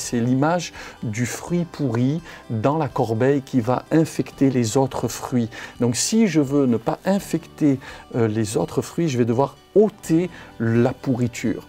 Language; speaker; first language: French; native; French